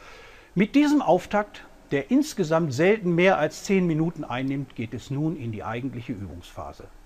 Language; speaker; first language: German; native; German